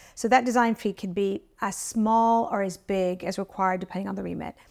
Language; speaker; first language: English; early bilingual, other home language; Italian